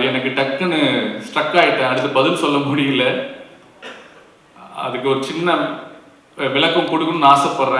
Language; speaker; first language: Tamil; native; Tamil